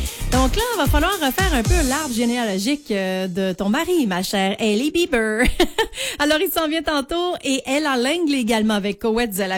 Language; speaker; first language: French; native; French